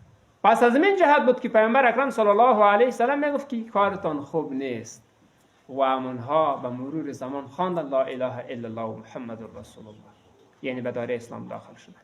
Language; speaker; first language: Persian; native; Persian